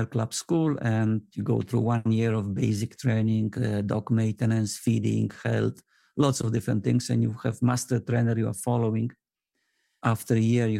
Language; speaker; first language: English; non-native, fluent; Polish